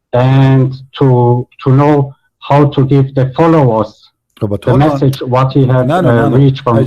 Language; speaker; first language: English; non-native, learner; Bosnian